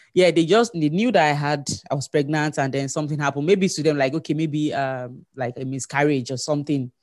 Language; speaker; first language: English; non-native, local second language; Yoruba